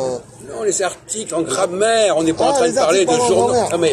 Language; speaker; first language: French; native; French